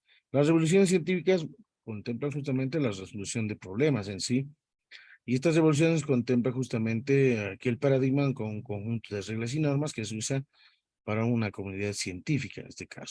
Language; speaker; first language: Spanish; native; Spanish